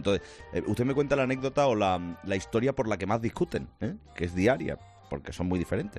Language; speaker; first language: Spanish; native; Spanish